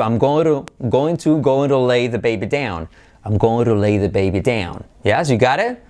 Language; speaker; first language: English; non-native, fluent; Spanish